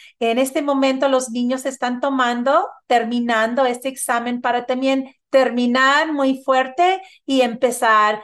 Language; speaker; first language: Spanish; early bilingual, heritage; Spanish